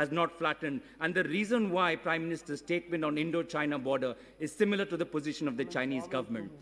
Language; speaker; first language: English; non-native, local second language; Assamese